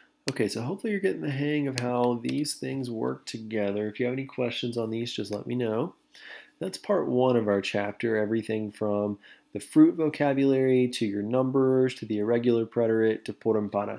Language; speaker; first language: English; native; English